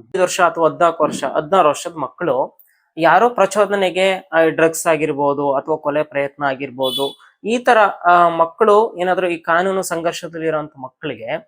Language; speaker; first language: Kannada; native; Kannada